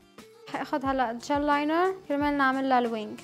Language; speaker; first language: Arabic; native; Arabic